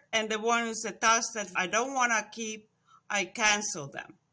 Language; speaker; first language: English; non-native, fluent; Estonian